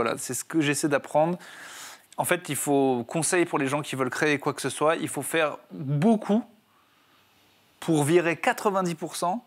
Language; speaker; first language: French; native; French